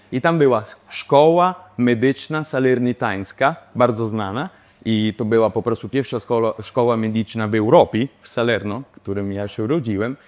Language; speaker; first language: Polish; non-native, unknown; Italian